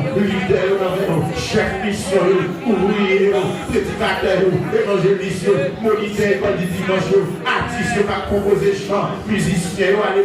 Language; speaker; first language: French; non-native, local second language; Haitian Creole